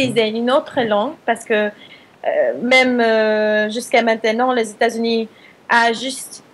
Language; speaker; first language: French; non-native, fluent; Spanish